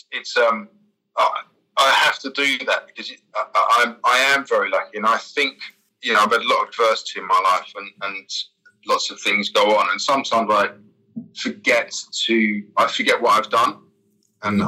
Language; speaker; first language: English; native; English